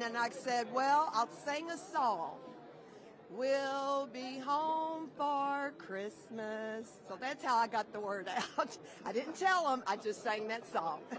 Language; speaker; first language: English; native; English